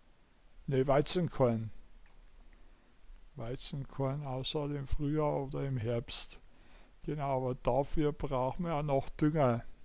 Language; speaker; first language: German; native; German